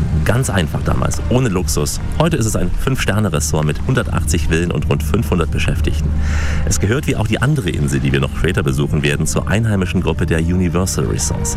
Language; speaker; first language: German; native; German